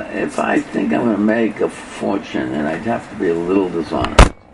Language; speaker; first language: English; native; English